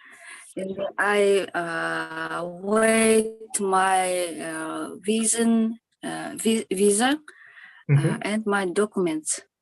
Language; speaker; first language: English; non-native, learner; Kyrgyz